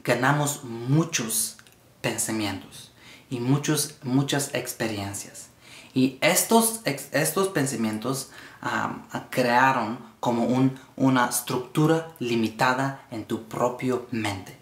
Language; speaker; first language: Spanish; non-native, learner; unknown